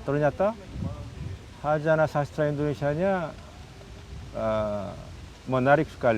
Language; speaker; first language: Indonesian; non-native, fluent; Korean